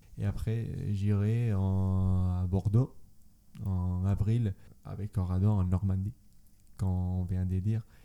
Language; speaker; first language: French; non-native, learner; Spanish